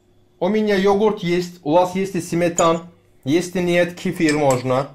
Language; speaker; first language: Russian; non-native, learner; Turkish